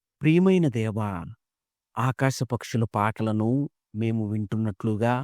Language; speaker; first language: Telugu; native; Telugu